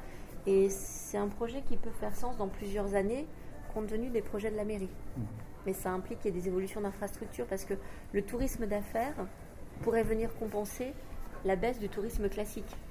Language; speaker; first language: French; native; French